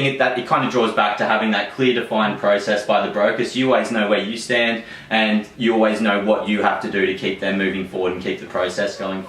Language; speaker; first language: English; native; English